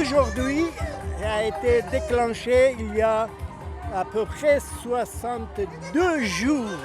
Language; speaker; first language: French; non-native, fluent; Persian